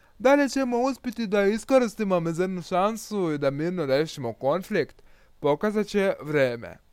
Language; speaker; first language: Croatian; non-native, learner; Russian